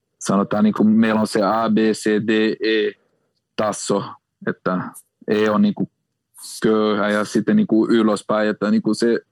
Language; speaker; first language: Finnish; non-native, fluent; Portuguese